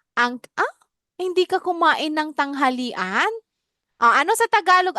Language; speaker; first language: Filipino; native; Filipino